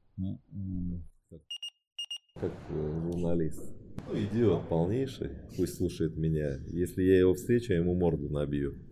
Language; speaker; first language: Russian; early bilingual, other home language; Chinese